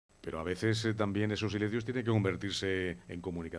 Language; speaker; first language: Spanish; native; Spanish